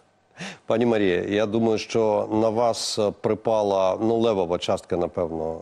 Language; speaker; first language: Ukrainian; native; Ukrainian